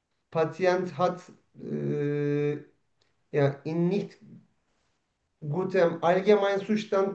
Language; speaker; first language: German; non-native, learner; Turkish